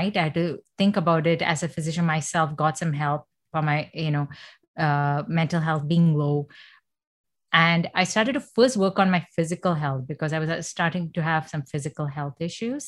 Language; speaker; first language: English; non-native, fluent; Malayalam